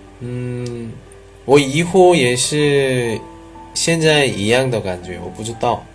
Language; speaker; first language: Chinese; non-native, learner; Korean